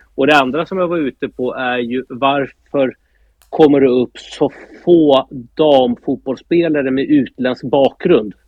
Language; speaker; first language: Swedish; native; Swedish